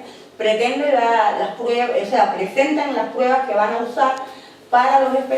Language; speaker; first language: Spanish; native; Spanish